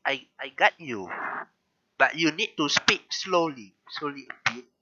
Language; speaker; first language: English; non-native, learner; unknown